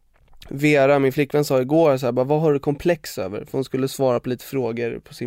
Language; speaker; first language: Swedish; native; Swedish